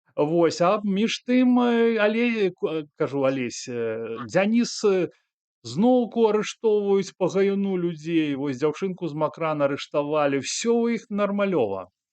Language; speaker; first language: Belarusian; non-native, local second language; Russian